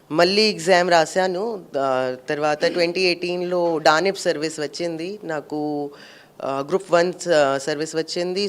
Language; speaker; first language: Telugu; non-native, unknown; Hindi